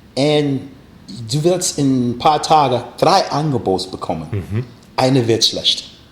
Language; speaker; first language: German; non-native, learner; English